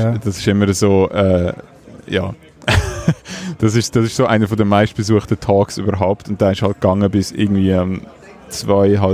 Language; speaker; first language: German; native; German